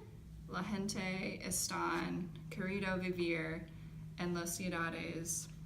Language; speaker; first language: Spanish; non-native, learner; English